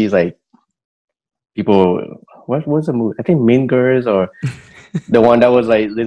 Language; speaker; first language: English; non-native, fluent; Vietnamese